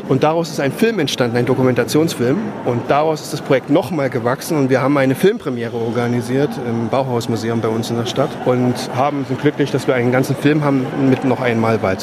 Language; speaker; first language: German; native; German